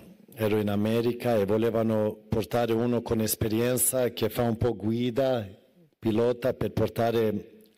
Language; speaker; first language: Italian; non-native, fluent; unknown